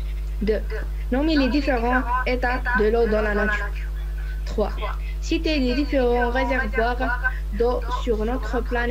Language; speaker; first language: French; non-native, local second language; Arabic